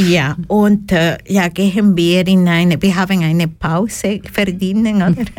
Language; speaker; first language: German; non-native, learner; Spanish